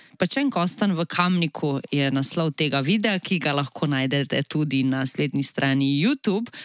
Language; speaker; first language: Slovenian; native; Slovenian